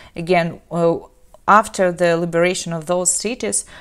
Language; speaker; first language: English; non-native, fluent; Ukrainian